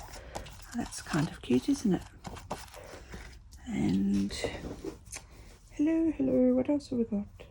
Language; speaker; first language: English; native; English